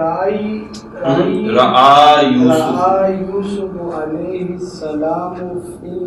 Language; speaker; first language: Arabic; non-native, learner; Urdu